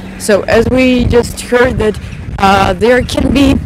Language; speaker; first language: English; non-native, fluent; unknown